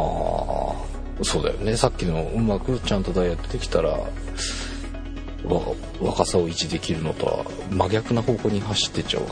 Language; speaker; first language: Japanese; native; Japanese